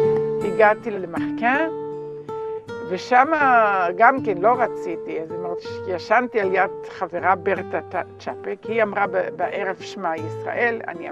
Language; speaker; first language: Hebrew; non-native, fluent; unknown